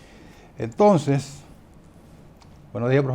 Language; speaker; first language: Spanish; native; Spanish